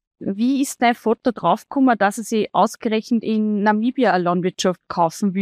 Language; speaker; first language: German; native; German